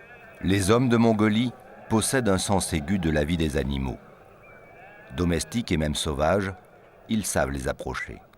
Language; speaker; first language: French; native; French